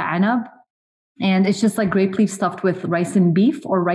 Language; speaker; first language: English; early bilingual, other home language; Arabic